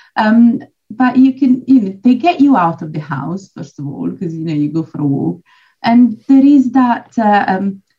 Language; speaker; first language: English; non-native, fluent; Italian